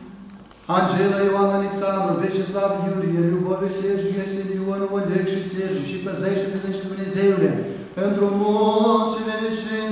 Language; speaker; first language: Romanian; native; Romanian